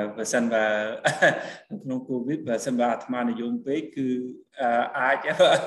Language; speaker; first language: Khmer; native; Khmer